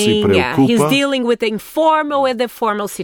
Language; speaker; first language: English; non-native, fluent; Portuguese